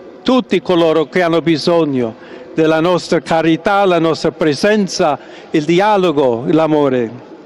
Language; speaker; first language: Italian; non-native, fluent; English